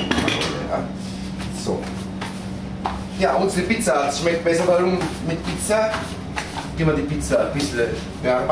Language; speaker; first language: German; non-native, fluent; Italian